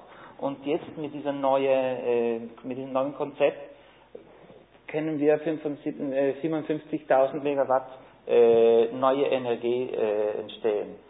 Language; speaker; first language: German; non-native, fluent; Spanish